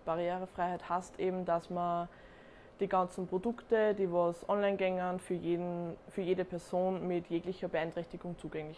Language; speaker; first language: German; native; German